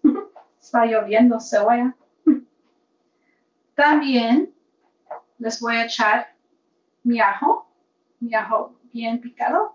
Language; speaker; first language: Spanish; early bilingual, heritage; Spanish